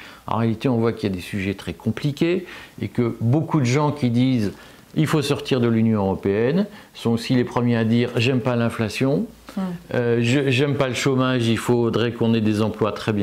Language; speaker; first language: French; native; French